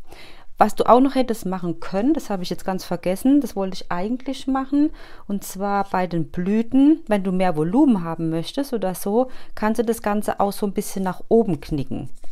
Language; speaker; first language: German; native; German